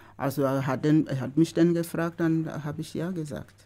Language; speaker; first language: German; non-native, fluent; Igbo